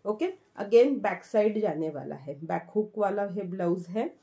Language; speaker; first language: Hindi; non-native, local second language; Marathi